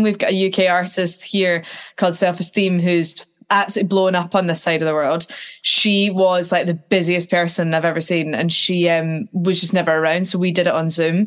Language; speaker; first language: English; native; English